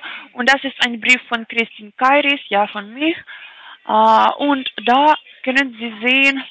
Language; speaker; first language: German; non-native, fluent; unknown